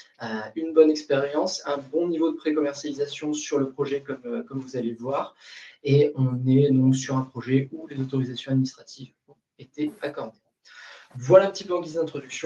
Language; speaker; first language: French; native; French